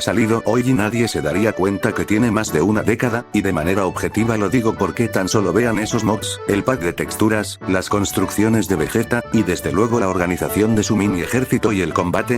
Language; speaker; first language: Spanish; native; Spanish